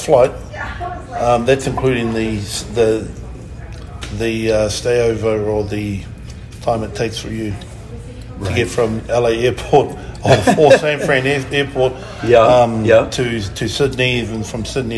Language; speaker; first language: English; native; English